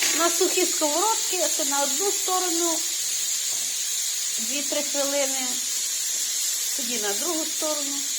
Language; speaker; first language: Ukrainian; native; Ukrainian